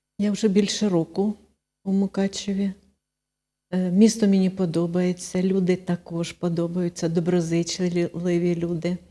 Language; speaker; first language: Ukrainian; non-native, local second language; Russian